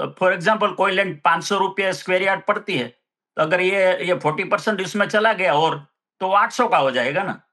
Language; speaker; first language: Hindi; non-native, local second language; Gujarati